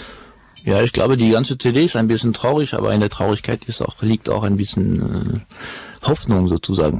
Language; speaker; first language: German; non-native, fluent; French